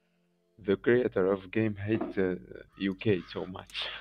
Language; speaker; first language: English; non-native, learner; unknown